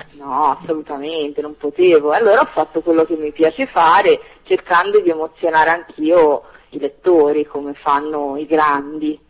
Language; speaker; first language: Italian; native; Italian